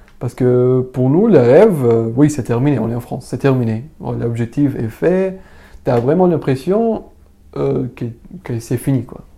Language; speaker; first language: French; non-native, learner; Arabic